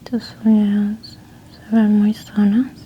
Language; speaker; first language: Spanish; early bilingual, heritage; Spanish